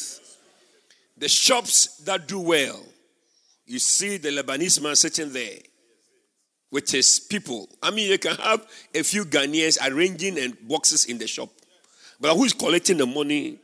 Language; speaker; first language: English; non-native, local second language; Akan